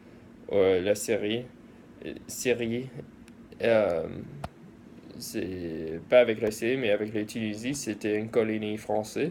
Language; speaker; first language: French; early bilingual, heritage; English